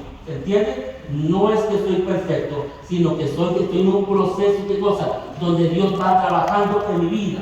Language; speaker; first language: Spanish; native; Spanish